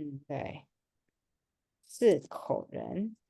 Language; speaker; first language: Chinese; non-native, fluent; Indonesian